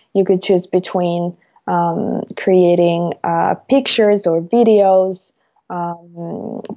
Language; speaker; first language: English; non-native, fluent; Italian